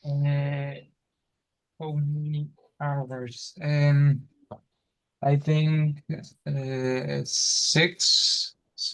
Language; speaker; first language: English; non-native, learner; Spanish